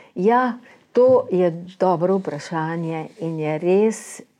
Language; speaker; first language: Slovenian; native; Slovenian